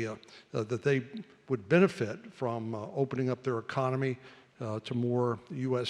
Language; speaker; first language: English; native; English